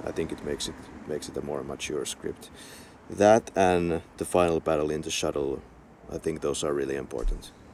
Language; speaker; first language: English; non-native, fluent; Finnish